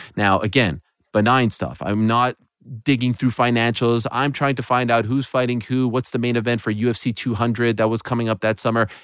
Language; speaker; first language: English; native; English